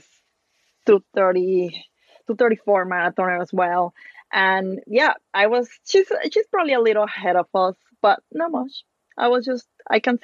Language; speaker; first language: English; non-native, fluent; Spanish